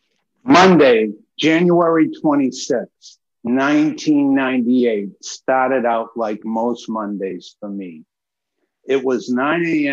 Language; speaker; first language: English; native; English